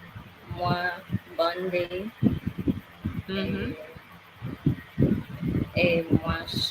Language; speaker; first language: French; non-native, learner; English